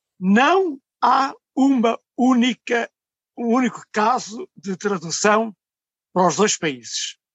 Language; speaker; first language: Portuguese; native; Portuguese